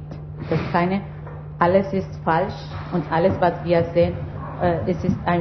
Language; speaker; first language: German; non-native, fluent; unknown